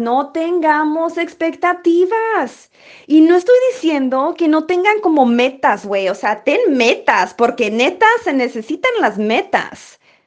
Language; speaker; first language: Spanish; early bilingual, heritage; Spanish